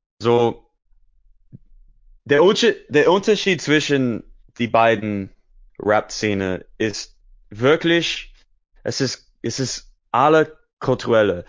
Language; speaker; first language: German; non-native, learner; English